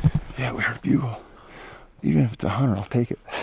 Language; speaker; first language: English; native; English